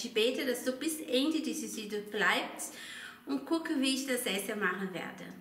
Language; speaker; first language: German; non-native, learner; Portuguese